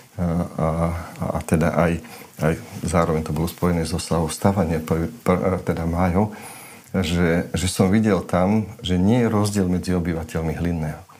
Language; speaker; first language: Slovak; non-native, local second language; Romany